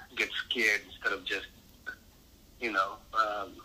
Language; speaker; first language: English; non-native, local second language; Filipino